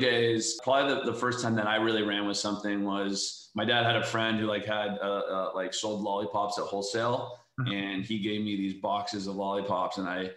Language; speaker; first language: English; native; English